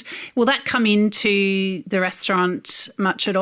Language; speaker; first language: English; native; English